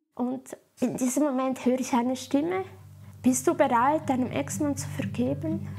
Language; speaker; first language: German; early bilingual, other home language; Italian